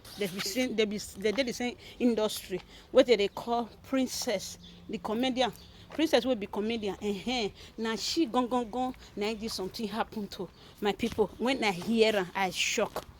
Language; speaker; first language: Nigerian Pidgin; native; Nigerian Pidgin